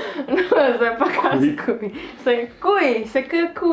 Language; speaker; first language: French; non-native, learner; Indonesian